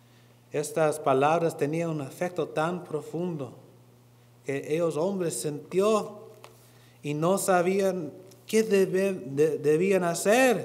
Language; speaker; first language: Spanish; non-native, learner; English